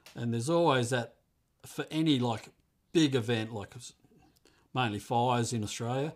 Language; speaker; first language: English; native; English